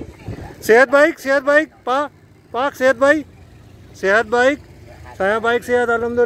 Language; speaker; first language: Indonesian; non-native, learner; Urdu